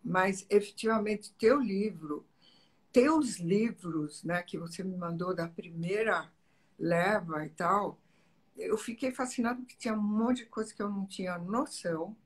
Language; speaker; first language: Portuguese; early bilingual, other home language; Italian